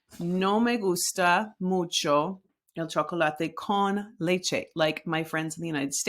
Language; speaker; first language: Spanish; non-native, fluent; English